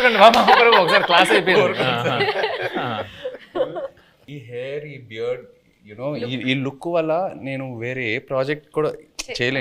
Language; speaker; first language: Telugu; native; Telugu